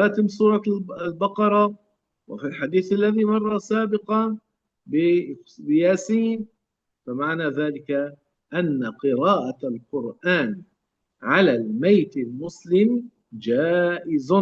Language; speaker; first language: Arabic; native; Arabic